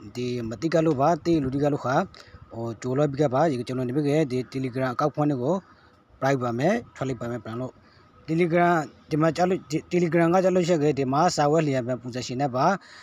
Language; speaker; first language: Burmese; native; Burmese